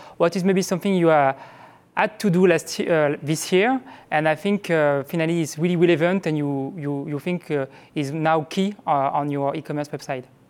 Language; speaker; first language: English; non-native, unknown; French